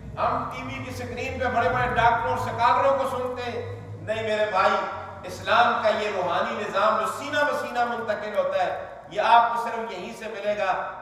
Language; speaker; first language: Urdu; non-native, local second language; Northern Hindko